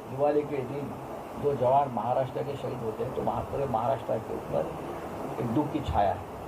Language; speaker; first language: Hindi; non-native, local second language; Marathi